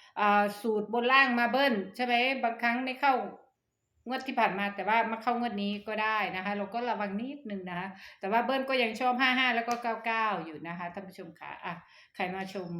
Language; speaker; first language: Thai; non-native, local second language; Northeastern Thai